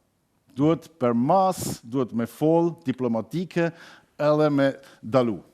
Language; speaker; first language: Albanian; non-native, learner; German